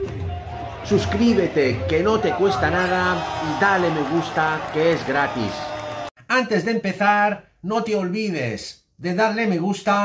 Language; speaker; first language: Spanish; native; Spanish